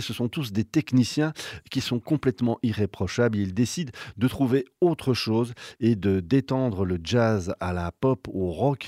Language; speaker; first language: French; native; French